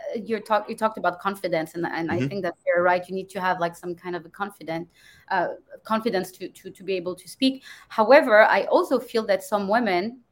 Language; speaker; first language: English; non-native, fluent; French